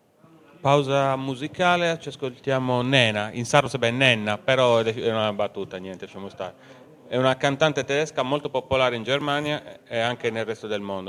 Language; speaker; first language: Italian; native; Italian